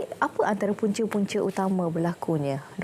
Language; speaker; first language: Malay; native; Malay